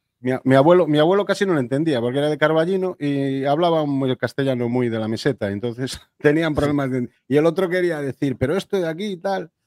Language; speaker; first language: Spanish; native; Spanish